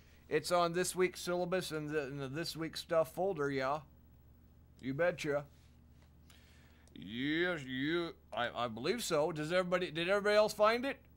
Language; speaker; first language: English; native; English